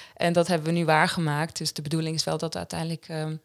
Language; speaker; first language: Dutch; non-native, fluent; Swiss German